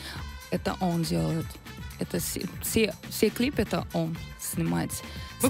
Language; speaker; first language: Russian; non-native, learner; Portuguese